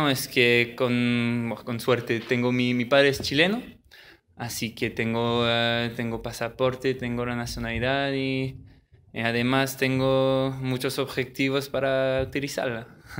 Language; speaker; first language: Spanish; early bilingual, heritage; French